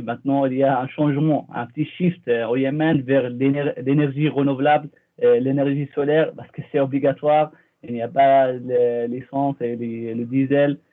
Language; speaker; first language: French; non-native, fluent; Arabic